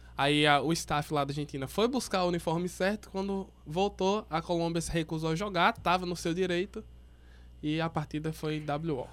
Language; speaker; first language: Portuguese; native; Portuguese